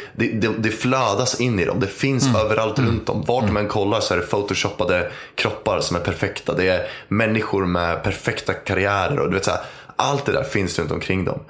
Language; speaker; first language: Swedish; native; Swedish